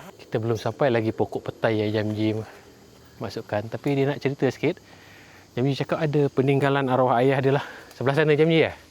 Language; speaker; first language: Malay; non-native, local second language; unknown